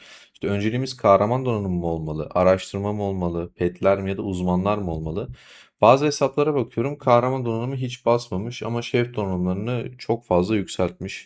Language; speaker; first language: Turkish; native; Turkish